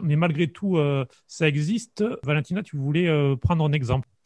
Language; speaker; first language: French; native; French